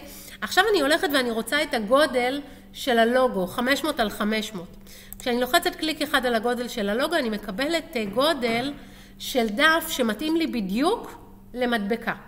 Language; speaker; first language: Hebrew; native; Hebrew